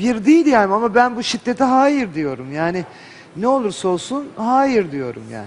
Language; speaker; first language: Turkish; native; Turkish